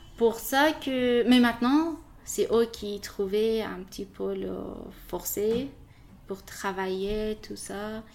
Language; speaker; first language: French; non-native, learner; Persian